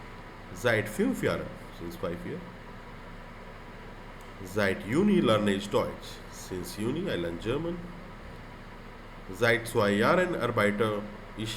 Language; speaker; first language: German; non-native, fluent; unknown